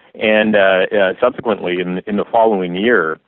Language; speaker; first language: English; native; English